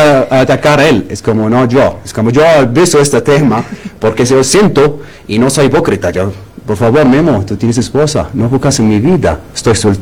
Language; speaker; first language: Spanish; non-native, learner; Arabic